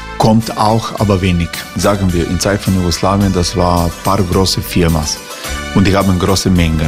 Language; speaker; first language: German; non-native, learner; Croatian